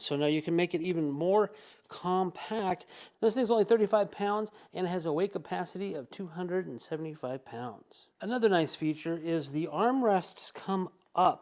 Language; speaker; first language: English; native; English